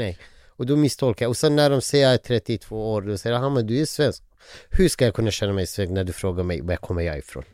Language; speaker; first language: Swedish; non-native, fluent; Arabic